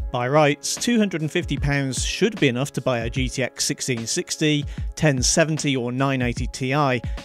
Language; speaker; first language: English; native; English